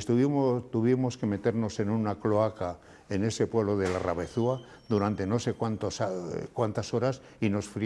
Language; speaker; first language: Spanish; native; Spanish